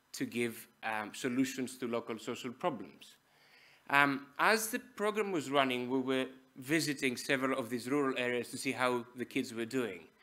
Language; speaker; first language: English; non-native, fluent; Greek